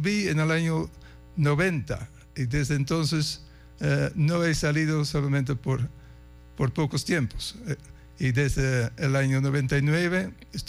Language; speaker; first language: Spanish; non-native, fluent; Dutch